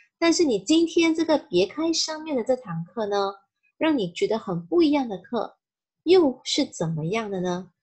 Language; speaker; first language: Chinese; native; Chinese